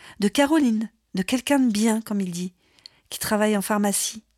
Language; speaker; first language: French; native; French